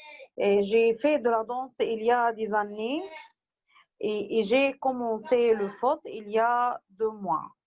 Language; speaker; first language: French; non-native, learner; Arabic